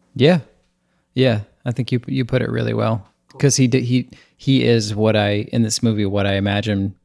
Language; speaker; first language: English; native; English